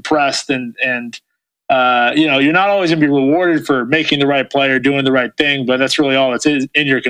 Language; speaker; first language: English; native; English